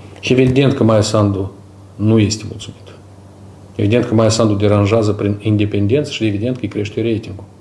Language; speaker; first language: Romanian; native; Romanian